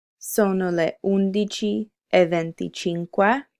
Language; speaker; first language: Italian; non-native, fluent; English